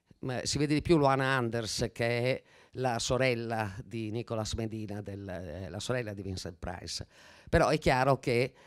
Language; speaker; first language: Italian; native; Italian